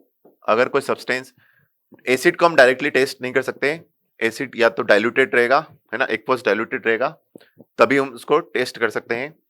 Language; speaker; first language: Hindi; native; Hindi